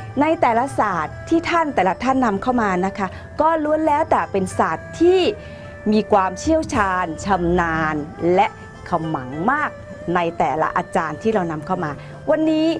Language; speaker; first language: Thai; native; Thai